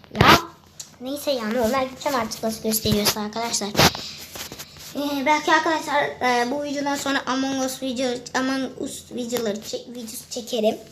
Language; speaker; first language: Turkish; native; Turkish